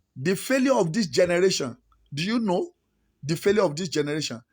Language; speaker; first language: English; non-native, local second language; Yoruba